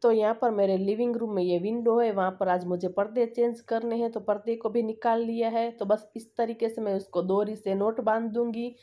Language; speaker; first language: Hindi; non-native, local second language; Gujarati